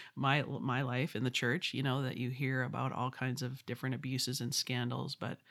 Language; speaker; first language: English; native; English